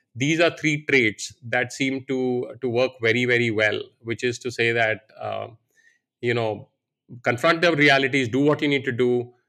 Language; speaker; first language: English; non-native, local second language; Hindi